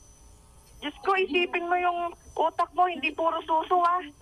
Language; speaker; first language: Filipino; native; Filipino